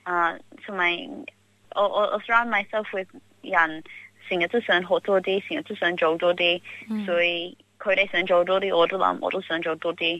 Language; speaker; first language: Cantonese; early bilingual, heritage; Cantonese